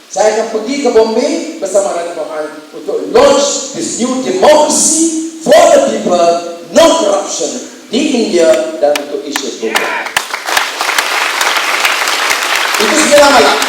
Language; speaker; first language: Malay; native; Malay